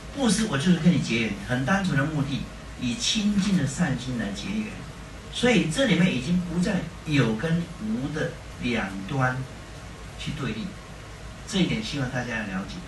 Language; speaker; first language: Chinese; native; Chinese